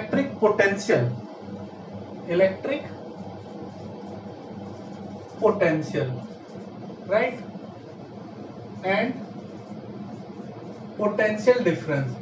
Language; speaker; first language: English; non-native, local second language; Hindi